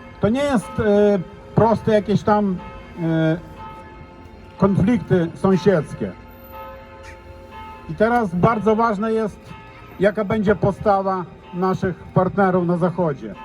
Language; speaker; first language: Polish; non-native, fluent; Ukrainian